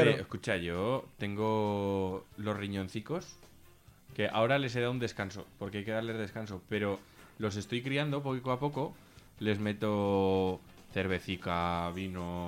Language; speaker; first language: Spanish; native; Spanish